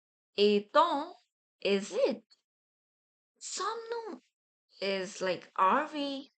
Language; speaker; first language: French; non-native, fluent; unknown